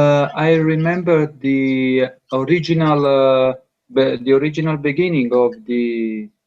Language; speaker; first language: English; non-native, learner; Italian